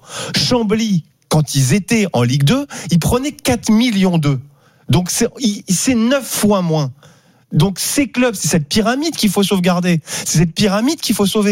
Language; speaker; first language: French; native; French